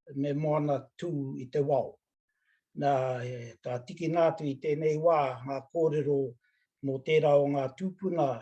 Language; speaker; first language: Māori; native; Māori